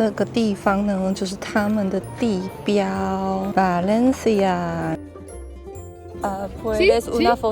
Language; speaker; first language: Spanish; non-native, learner; Chinese